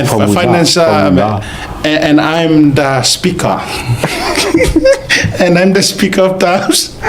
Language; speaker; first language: English; non-native, local second language; Samoan